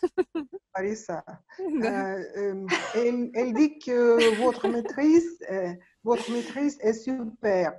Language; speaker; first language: French; non-native, learner; Russian